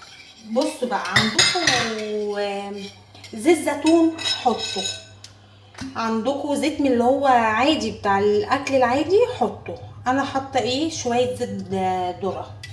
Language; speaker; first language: Arabic; native; Arabic